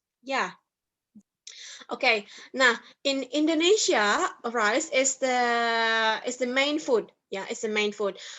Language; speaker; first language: English; non-native, fluent; Indonesian